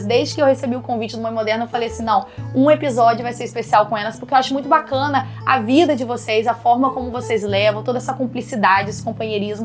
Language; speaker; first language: Portuguese; native; Portuguese